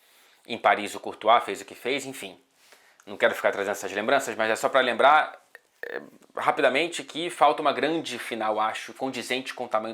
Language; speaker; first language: Portuguese; native; Portuguese